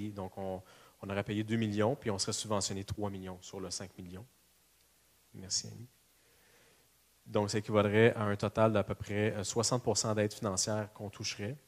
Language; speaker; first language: French; native; French